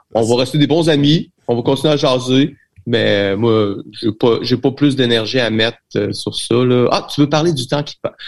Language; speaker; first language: French; native; French